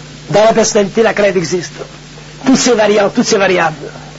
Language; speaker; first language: French; native; French